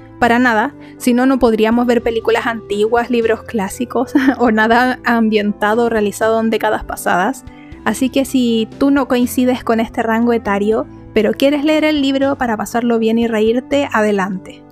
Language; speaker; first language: Spanish; native; Spanish